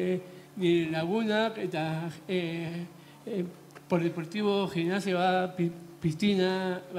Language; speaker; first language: Basque; non-native, local second language; Spanish